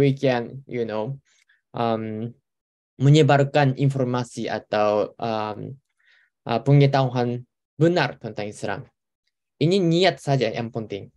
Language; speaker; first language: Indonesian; non-native, fluent; Japanese